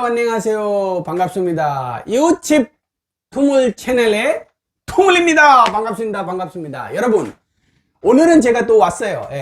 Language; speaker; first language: Korean; non-native, fluent; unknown